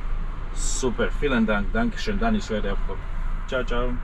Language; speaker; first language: German; non-native, learner; Croatian